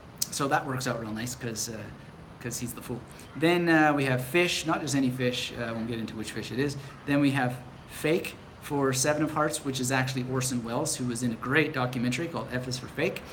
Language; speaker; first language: English; native; English